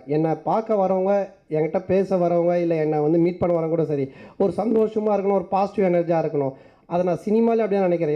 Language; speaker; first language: Tamil; native; Tamil